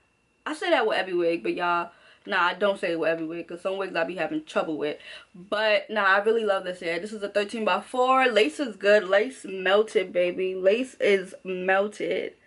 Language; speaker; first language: English; native; English